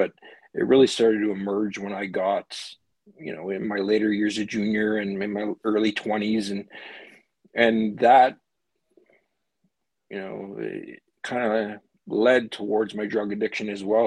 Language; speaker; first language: English; native; English